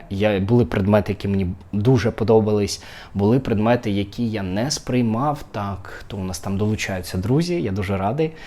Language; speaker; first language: Ukrainian; native; Ukrainian